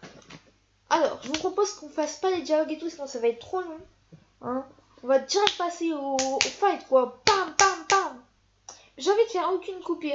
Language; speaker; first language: French; native; French